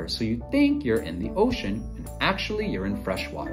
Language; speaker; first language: English; native; English